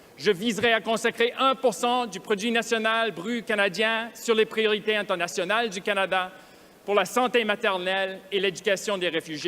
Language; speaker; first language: French; non-native, local second language; English